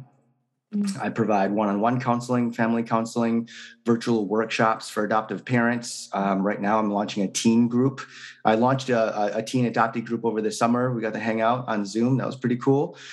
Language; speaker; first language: English; native; English